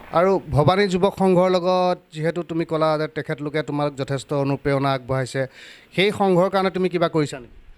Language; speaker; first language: Assamese; native; Assamese